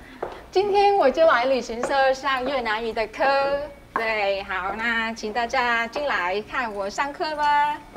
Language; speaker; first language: Chinese; non-native, fluent; Vietnamese